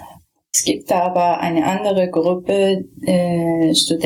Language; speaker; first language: German; non-native, fluent; Japanese